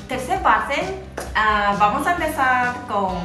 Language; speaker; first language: Spanish; non-native, fluent; Chinese